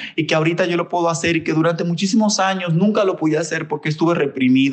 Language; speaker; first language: Spanish; native; Spanish